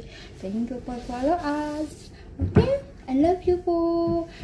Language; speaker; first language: English; non-native, learner; Indonesian